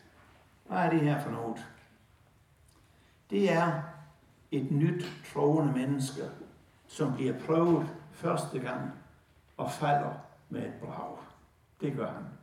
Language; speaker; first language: Danish; native; Danish